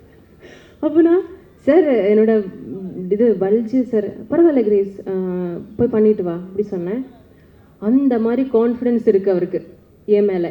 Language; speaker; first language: Tamil; non-native, learner; Malayalam